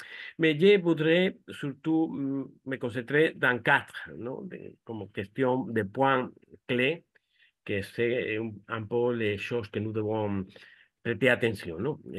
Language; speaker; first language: French; non-native, fluent; Spanish